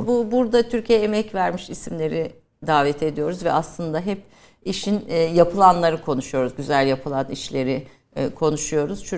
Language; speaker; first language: Turkish; native; Turkish